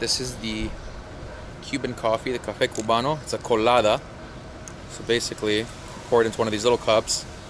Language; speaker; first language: English; native; English